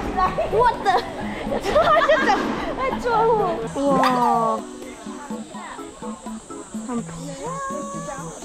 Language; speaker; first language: Chinese; early bilingual, heritage; English